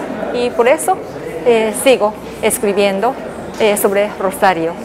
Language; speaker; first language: Spanish; non-native, learner; Japanese